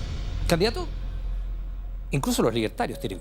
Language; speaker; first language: Spanish; native; Spanish